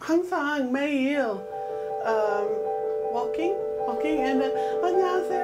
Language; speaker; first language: Korean; non-native, learner; English